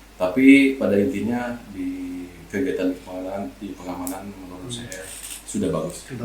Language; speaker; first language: Indonesian; non-native, local second language; Sundanese